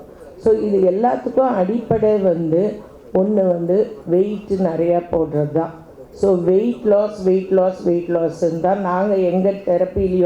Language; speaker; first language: Tamil; native; Tamil